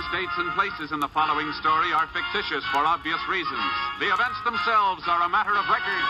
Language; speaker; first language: English; native; English